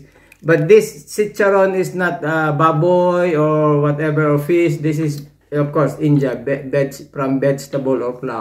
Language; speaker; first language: English; non-native, local second language; Filipino